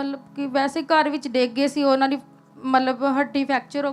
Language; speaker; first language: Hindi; non-native, local second language; Punjabi